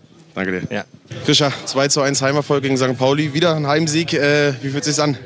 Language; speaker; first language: German; native; German